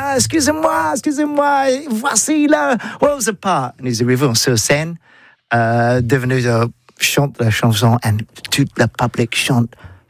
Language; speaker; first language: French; non-native, learner; English